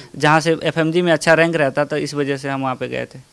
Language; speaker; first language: Hindi; native; Hindi